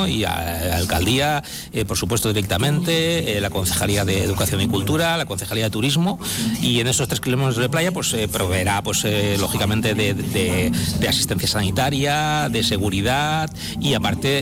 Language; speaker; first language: Spanish; native; Spanish